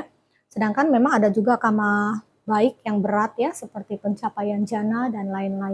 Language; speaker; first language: Indonesian; native; Indonesian